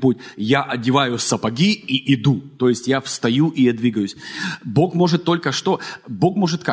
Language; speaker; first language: Russian; native; Russian